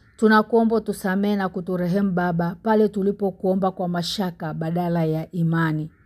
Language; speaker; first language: Swahili; native; Swahili